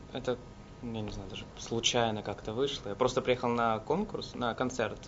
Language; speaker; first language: Russian; native; Russian